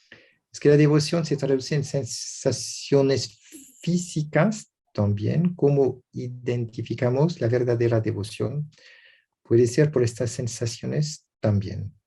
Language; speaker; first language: Spanish; non-native, learner; French